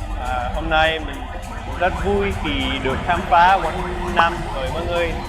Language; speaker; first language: Vietnamese; non-native, learner; English